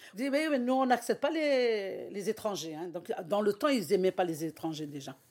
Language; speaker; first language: French; non-native, local second language; Arabic